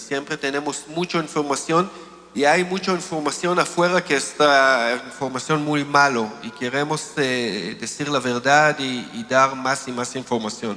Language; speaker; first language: Spanish; non-native, learner; Hebrew